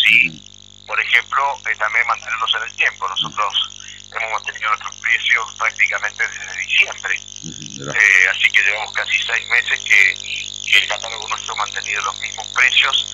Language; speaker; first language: Spanish; native; Spanish